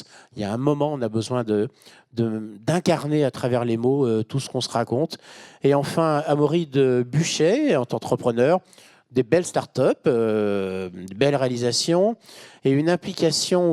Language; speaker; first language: French; native; French